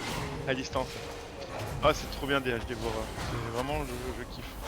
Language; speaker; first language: French; native; French